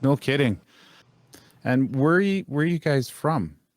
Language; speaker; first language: English; native; English